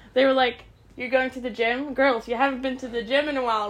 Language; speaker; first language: English; non-native, fluent; Swedish